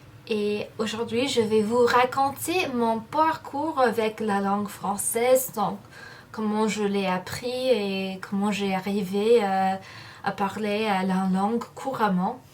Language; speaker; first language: French; non-native, fluent; English